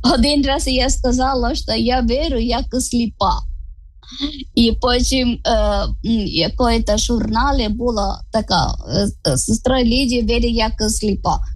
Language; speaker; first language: Ukrainian; non-native, fluent; Malayalam